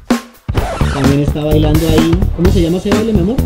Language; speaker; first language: Spanish; native; Spanish